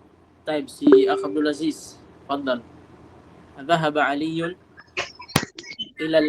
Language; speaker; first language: Arabic; non-native, fluent; Filipino